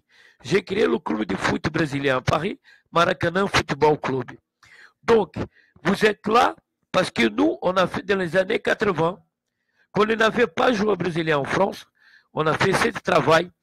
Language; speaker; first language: French; non-native, learner; Portuguese